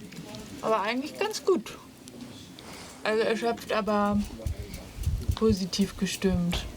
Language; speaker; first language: German; native; German